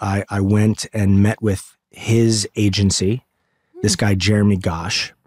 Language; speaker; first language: English; native; English